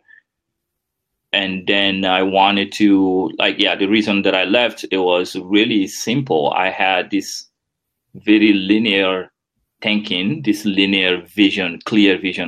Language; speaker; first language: English; non-native, fluent; French